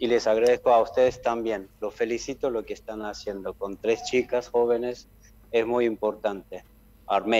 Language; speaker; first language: Spanish; non-native, fluent; Armenian